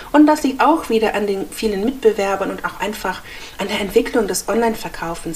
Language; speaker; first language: German; native; German